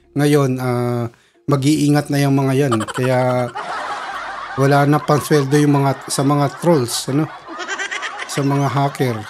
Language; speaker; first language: Filipino; non-native, local second language; Cebuano